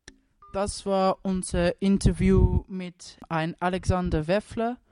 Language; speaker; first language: German; non-native, local second language; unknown